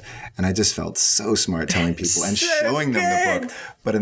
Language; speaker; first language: English; native; English